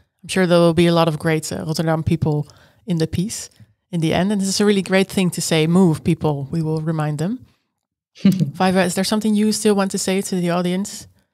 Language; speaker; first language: English; non-native, fluent; Dutch